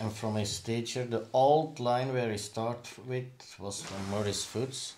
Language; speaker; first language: English; non-native, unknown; Dutch